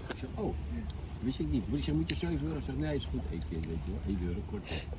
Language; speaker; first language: Dutch; native; Dutch